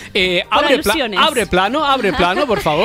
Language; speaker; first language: Spanish; native; Spanish